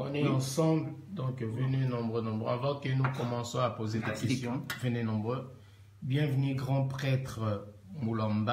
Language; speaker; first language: French; non-native, local second language; Lingala